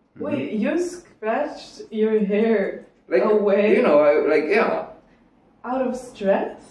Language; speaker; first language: English; non-native, fluent; Italian